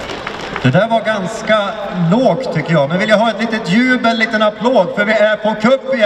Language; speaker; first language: Swedish; native; Swedish